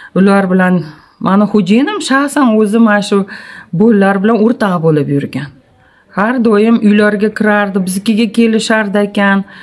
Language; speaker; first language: Uzbek; non-native, local second language; Tatar